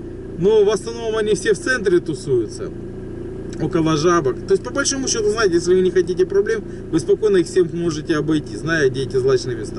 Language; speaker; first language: Russian; native; Russian